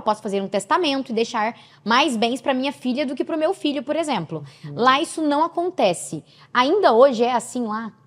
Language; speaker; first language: Portuguese; native; Portuguese